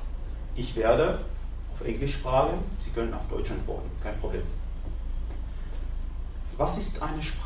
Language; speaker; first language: German; non-native, fluent; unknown